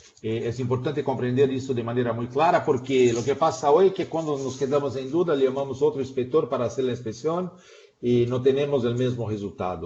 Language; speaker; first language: Spanish; non-native, fluent; Portuguese